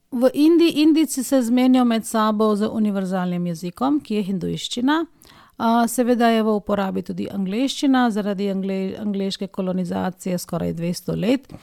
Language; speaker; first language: Slovenian; non-native, fluent; Hindi